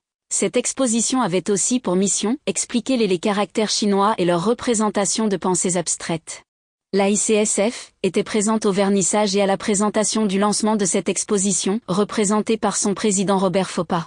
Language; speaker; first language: French; native; French